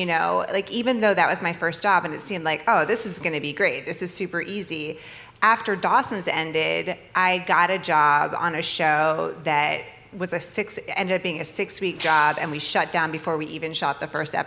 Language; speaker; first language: English; native; English